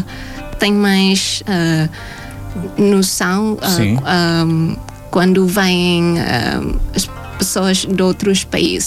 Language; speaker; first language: Portuguese; non-native, fluent; Thai